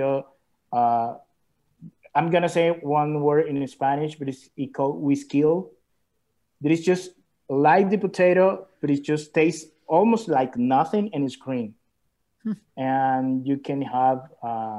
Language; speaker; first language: English; non-native, learner; Spanish